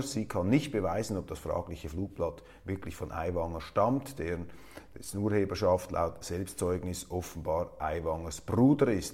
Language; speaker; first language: German; native; German